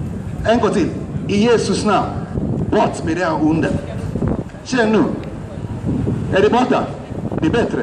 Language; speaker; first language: Swedish; non-native, fluent; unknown